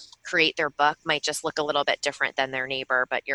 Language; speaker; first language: English; native; English